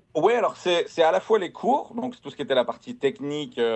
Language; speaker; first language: French; native; French